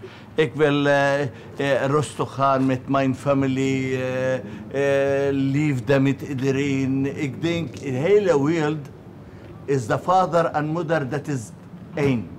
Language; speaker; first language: Dutch; non-native, learner; Arabic